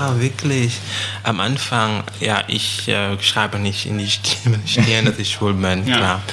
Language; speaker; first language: German; non-native, fluent; French